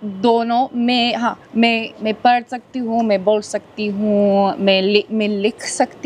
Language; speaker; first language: Hindi; non-native, learner; English